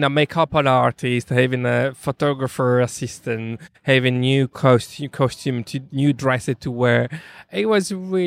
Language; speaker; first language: English; non-native, fluent; Italian